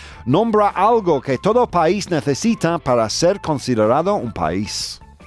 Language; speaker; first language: Spanish; non-native, fluent; English